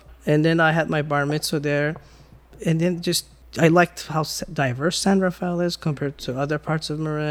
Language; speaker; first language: English; early bilingual, other home language; Persian